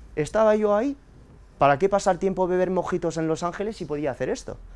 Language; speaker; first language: Spanish; early bilingual, heritage; French